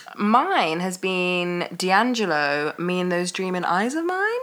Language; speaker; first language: English; native; English